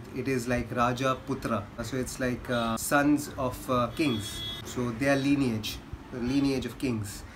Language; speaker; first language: English; non-native, local second language; Hindi